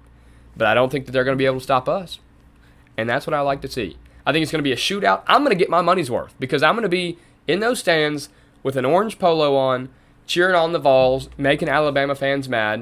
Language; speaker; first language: English; native; English